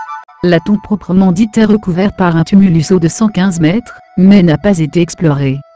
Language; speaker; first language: French; native; French